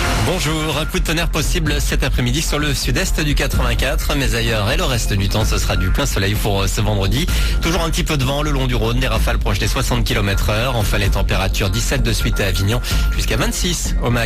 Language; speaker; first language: French; native; French